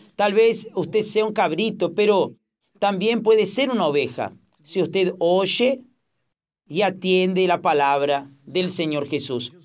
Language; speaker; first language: Spanish; non-native, fluent; Portuguese